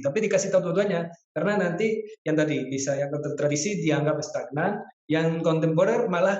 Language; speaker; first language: Indonesian; non-native, fluent; Spanish